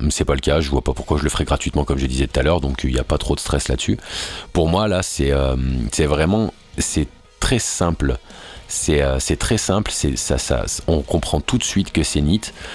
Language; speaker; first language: French; native; French